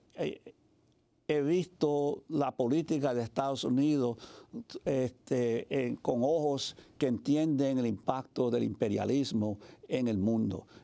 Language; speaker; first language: Spanish; early bilingual, heritage; Spanish